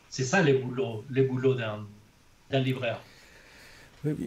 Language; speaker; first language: French; non-native, fluent; Spanish